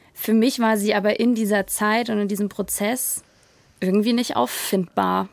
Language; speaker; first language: German; native; German